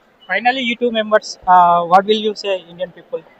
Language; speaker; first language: English; non-native, local second language; Telugu